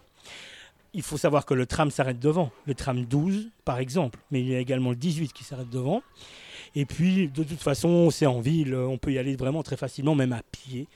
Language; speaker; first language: French; native; French